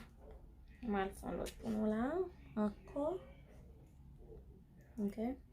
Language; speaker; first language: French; non-native, local second language; Haitian Creole